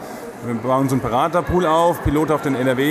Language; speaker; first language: German; native; German